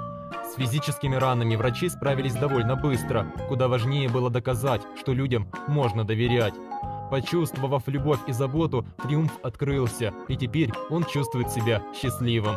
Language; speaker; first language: Russian; native; Russian